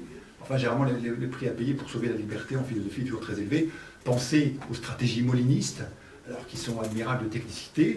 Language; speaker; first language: French; native; French